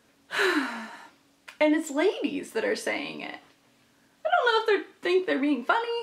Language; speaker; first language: English; native; English